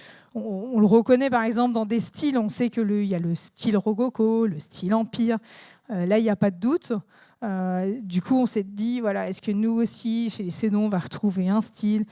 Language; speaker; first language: French; native; French